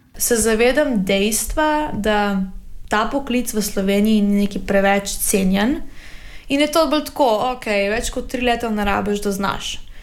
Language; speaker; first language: Slovenian; native; Slovenian